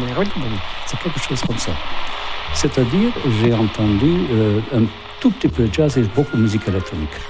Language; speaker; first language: French; non-native, fluent; Hungarian